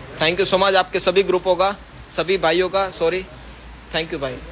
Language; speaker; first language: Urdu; non-native, local second language; Gujarati